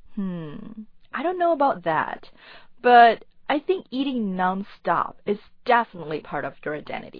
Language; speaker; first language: English; non-native, fluent; Chinese